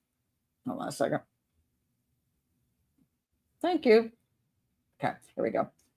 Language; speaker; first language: English; native; English